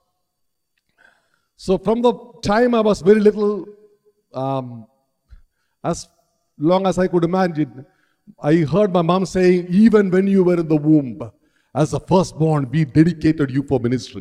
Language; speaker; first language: English; non-native, local second language; Malayalam